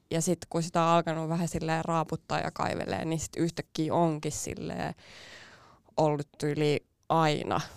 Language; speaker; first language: Finnish; native; Finnish